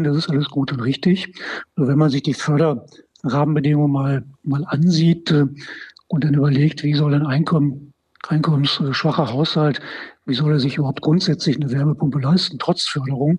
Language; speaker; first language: German; native; German